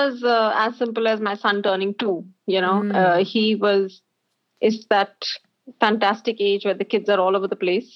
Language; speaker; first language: English; non-native, local second language; Hindi